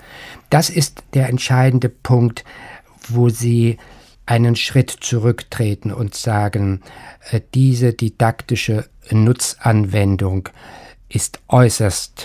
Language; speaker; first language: German; native; German